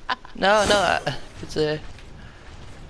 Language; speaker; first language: English; non-native, learner; French